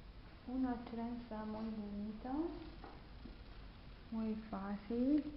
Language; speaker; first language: Spanish; non-native, learner; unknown